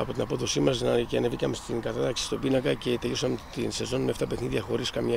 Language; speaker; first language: Greek; native; Greek